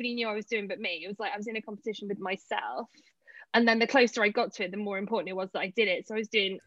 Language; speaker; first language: English; native; English